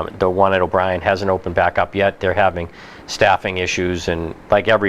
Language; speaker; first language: English; native; English